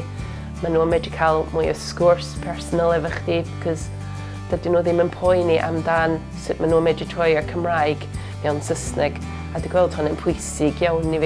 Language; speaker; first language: Welsh; non-native, learner; English